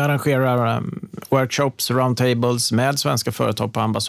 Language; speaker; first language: Swedish; native; Swedish